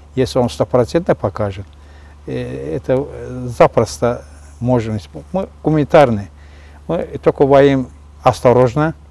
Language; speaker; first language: Russian; non-native, local second language; Azerbaijani